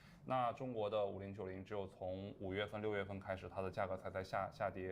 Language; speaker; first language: Chinese; native; Chinese